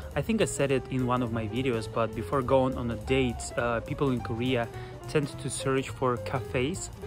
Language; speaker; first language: English; non-native, fluent; Russian